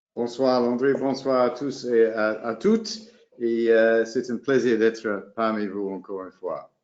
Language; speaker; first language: French; non-native, fluent; English